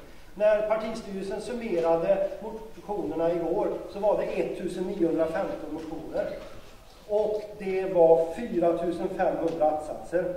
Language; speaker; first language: Swedish; native; Swedish